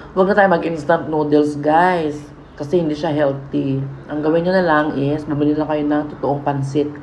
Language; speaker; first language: Filipino; non-native, local second language; Iloko